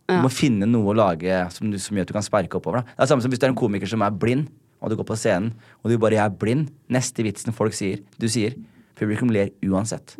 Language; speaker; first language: Norwegian; early bilingual, other home language; Somali